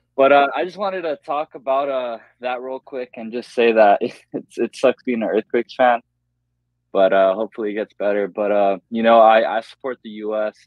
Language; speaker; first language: English; native; English